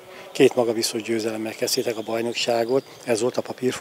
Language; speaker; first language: Hungarian; native; Hungarian